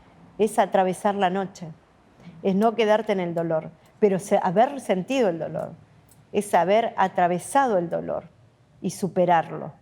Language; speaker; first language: Spanish; native; Spanish